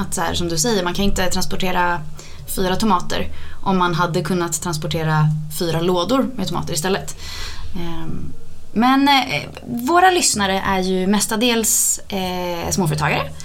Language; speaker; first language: Swedish; native; Swedish